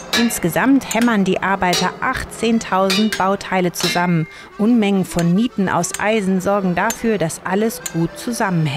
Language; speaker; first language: German; native; German